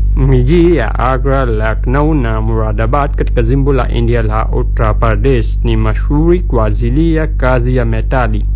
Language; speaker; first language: Swahili; non-native, fluent; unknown